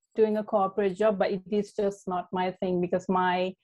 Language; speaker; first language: English; non-native, local second language; Sinhala